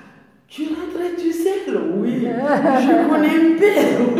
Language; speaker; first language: French; non-native, learner; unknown